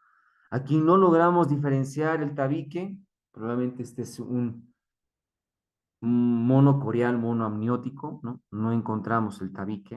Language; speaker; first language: Spanish; native; Spanish